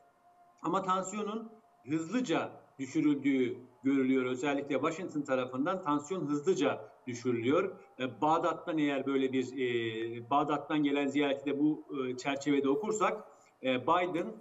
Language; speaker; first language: Turkish; native; Turkish